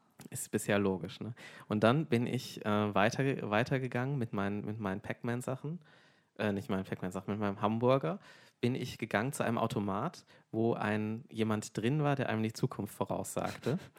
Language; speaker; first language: German; native; German